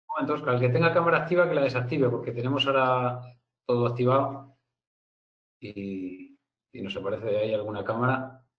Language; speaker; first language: Spanish; native; Spanish